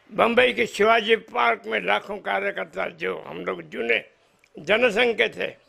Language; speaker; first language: Hindi; non-native, local second language; Sindhi